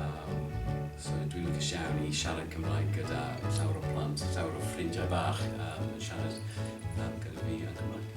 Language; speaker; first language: Welsh; non-native, local second language; English